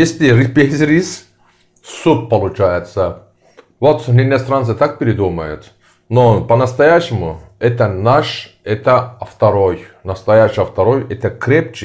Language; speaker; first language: Russian; non-native, learner; Turkish